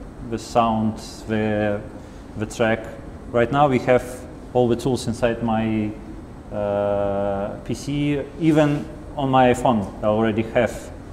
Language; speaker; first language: English; non-native, fluent; Russian